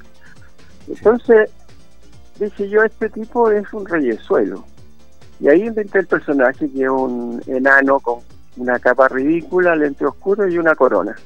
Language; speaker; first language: Spanish; native; Spanish